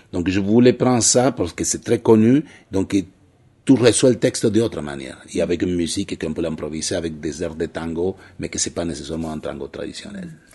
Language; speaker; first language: French; non-native, fluent; Spanish